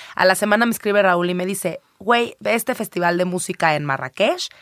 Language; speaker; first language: Spanish; native; Spanish